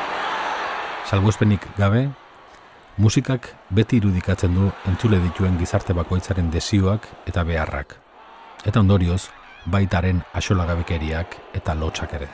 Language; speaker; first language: Basque; native; Basque